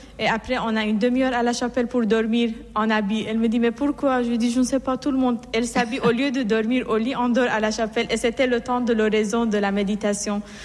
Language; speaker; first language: French; non-native, fluent; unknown